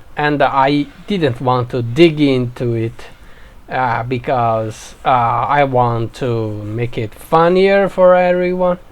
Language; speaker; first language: English; non-native, learner; Chinese